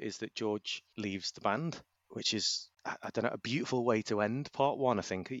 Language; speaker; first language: English; native; English